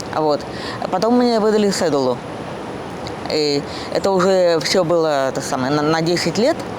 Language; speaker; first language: Russian; native; Russian